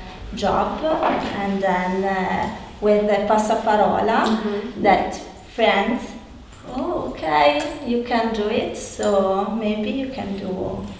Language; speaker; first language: English; non-native, learner; Italian